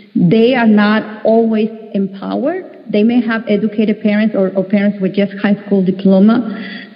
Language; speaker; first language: English; non-native, fluent; Spanish